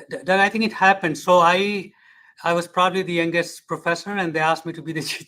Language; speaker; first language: English; non-native, fluent; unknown